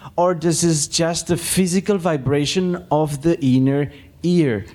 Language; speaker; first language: English; non-native, fluent; Spanish